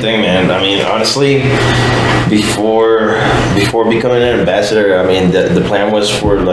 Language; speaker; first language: English; native; English